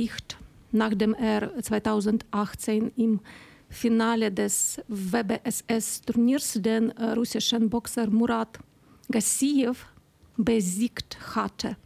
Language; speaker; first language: German; non-native, fluent; Ukrainian